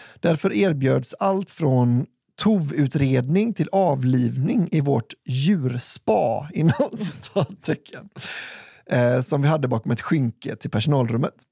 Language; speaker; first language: Swedish; native; Swedish